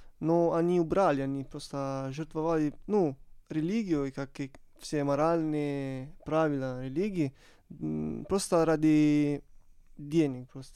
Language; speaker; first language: Russian; non-native, learner; Italian